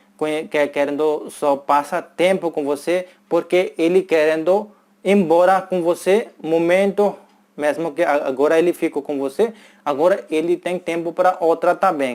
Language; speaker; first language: Portuguese; non-native, fluent; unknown